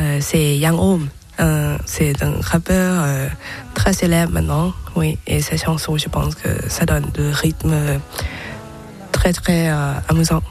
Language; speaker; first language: French; non-native, learner; Thai